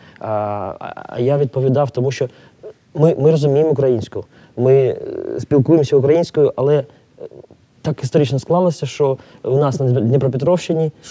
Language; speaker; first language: Ukrainian; non-native, local second language; Russian